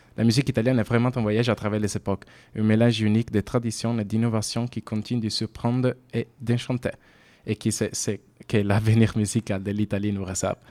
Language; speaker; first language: French; non-native, fluent; Italian